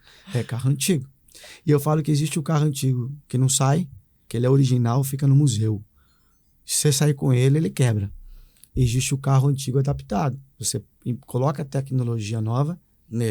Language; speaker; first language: Portuguese; native; Portuguese